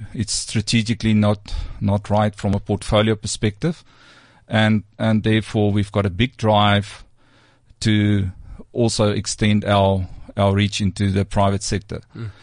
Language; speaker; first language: English; non-native, local second language; Afrikaans